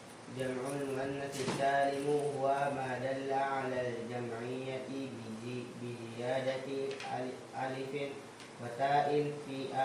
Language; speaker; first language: Arabic; non-native, learner; Indonesian